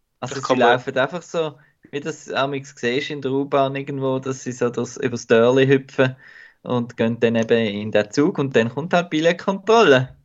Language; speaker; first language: German; native; German